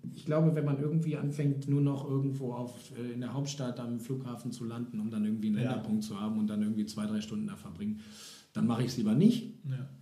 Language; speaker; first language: German; native; German